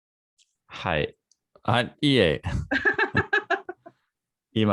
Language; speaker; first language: Japanese; non-native, learner; English